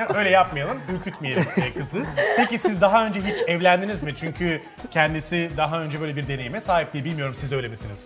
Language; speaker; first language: Turkish; native; Turkish